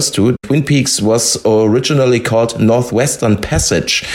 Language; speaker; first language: English; non-native, fluent; German